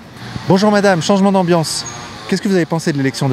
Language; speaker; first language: French; native; French